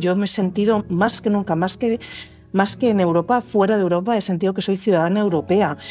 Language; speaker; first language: Spanish; native; Spanish